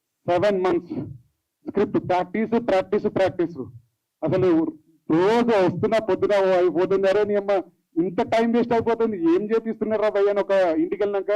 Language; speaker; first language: Telugu; native; Telugu